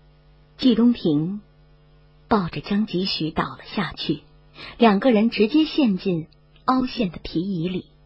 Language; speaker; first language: Chinese; native; Chinese